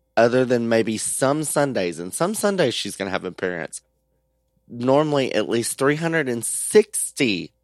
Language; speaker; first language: English; native; English